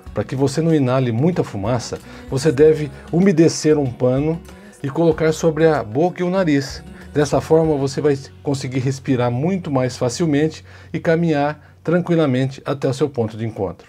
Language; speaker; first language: Portuguese; native; Portuguese